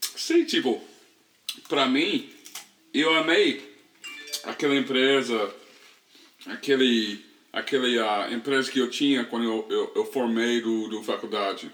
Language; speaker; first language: Portuguese; non-native, learner; English